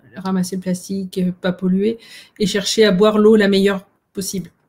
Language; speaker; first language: French; native; French